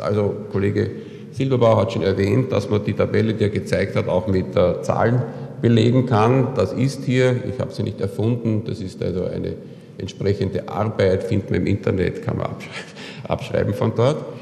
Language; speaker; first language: German; native; German